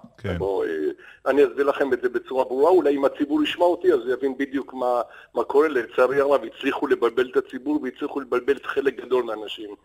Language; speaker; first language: Hebrew; early bilingual, other home language; Arabic